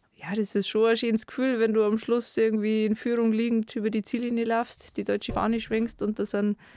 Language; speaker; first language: German; native; German